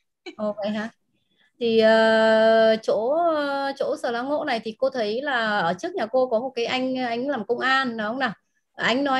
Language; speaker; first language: Vietnamese; native; Vietnamese